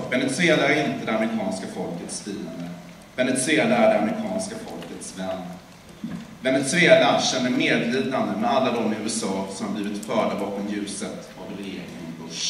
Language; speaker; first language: Swedish; native; Swedish